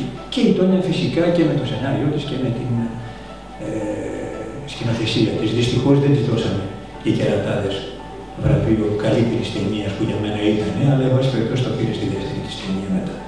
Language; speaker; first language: Greek; native; Greek